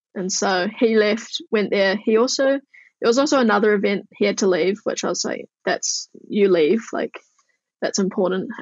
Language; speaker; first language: English; native; English